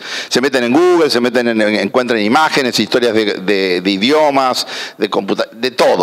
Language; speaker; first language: Spanish; native; Spanish